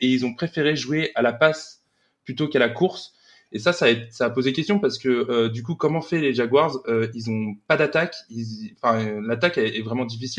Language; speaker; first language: French; native; French